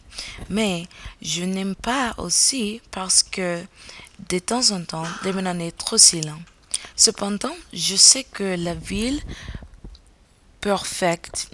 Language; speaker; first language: French; non-native, learner; English